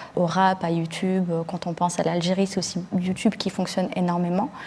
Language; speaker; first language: French; early bilingual, other home language; Arabic